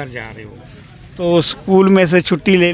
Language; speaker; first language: Hindi; non-native, local second language; Punjabi